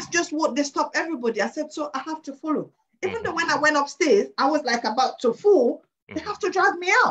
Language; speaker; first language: English; non-native, local second language; Krio